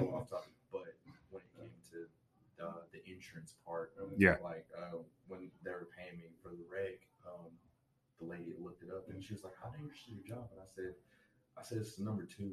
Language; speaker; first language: English; native; English